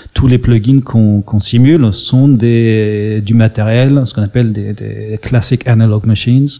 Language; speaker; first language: French; early bilingual, other home language; English